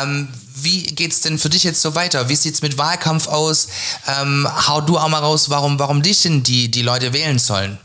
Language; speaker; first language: German; native; German